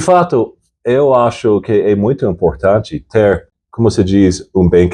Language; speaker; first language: Portuguese; non-native, fluent; English